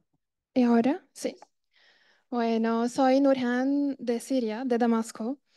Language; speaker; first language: Spanish; non-native, fluent; Arabic